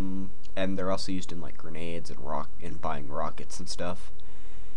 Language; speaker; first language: English; native; English